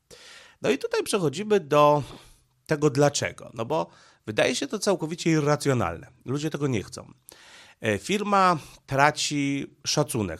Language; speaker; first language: Polish; native; Polish